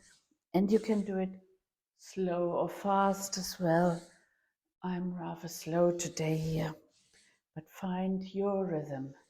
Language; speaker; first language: English; non-native, fluent; German